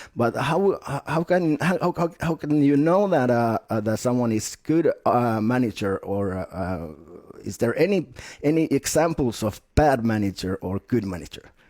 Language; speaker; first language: English; non-native, fluent; Finnish